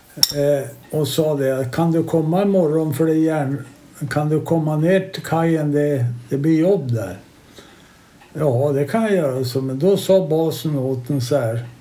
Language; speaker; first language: Swedish; native; Swedish